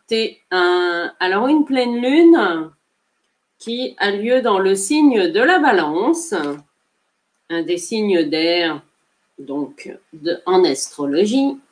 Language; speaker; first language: French; native; French